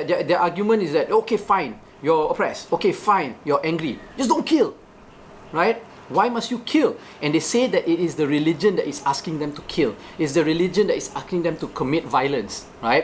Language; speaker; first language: English; non-native, local second language; Malay